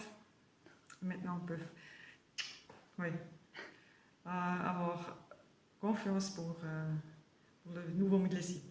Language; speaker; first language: French; non-native, learner; German